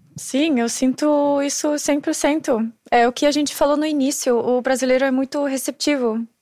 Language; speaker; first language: Portuguese; non-native, fluent; German